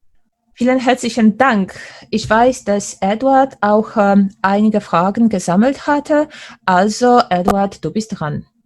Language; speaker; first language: German; non-native, fluent; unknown